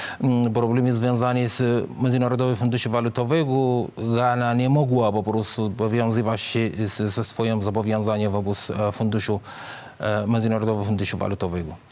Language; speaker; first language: Polish; non-native, fluent; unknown